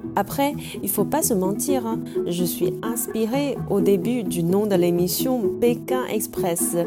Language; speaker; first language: French; non-native, fluent; Chinese